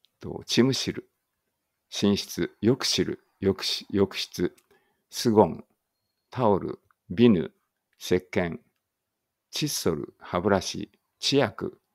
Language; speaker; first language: Japanese; native; Japanese